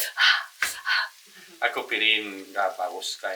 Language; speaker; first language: Indonesian; non-native, learner; Spanish